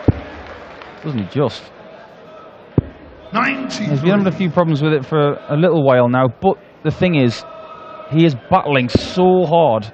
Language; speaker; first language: English; native; English